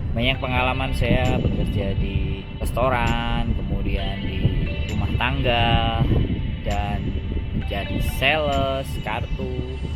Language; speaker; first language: Indonesian; native; Indonesian